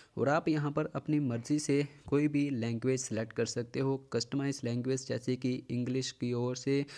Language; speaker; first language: Hindi; native; Hindi